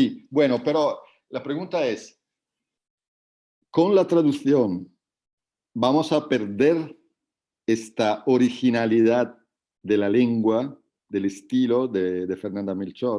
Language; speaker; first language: Spanish; non-native, fluent; Italian